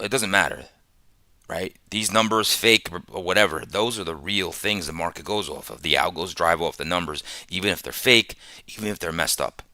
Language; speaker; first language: English; native; English